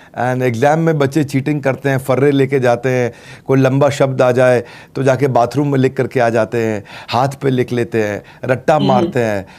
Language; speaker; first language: Hindi; native; Hindi